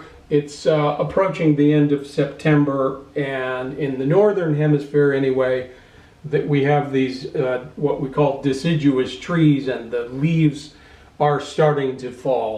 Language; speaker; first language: English; native; English